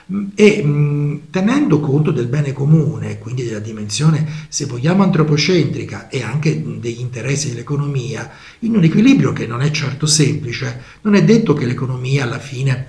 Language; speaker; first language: Italian; native; Italian